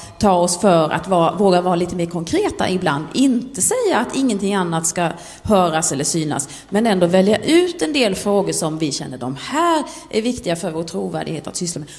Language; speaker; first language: Swedish; native; Swedish